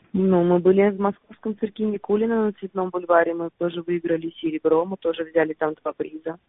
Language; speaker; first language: Russian; native; Russian